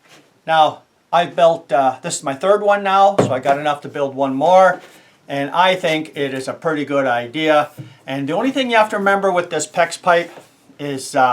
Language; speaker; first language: English; native; English